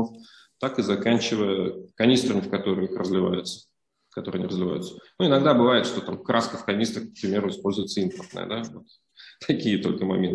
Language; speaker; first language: Russian; native; Russian